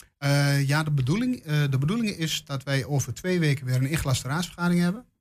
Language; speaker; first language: Dutch; native; Dutch